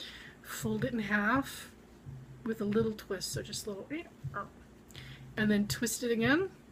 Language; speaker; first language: English; native; English